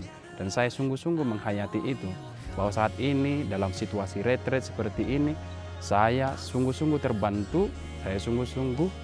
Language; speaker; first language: Indonesian; native; Indonesian